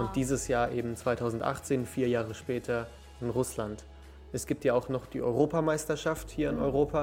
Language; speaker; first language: German; early bilingual, other home language; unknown